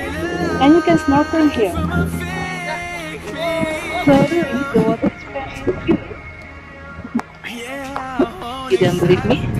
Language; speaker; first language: English; non-native, learner; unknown